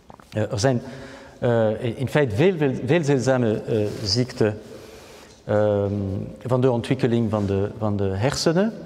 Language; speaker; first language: Dutch; non-native, fluent; French